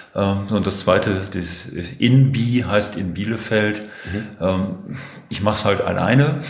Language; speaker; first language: German; native; German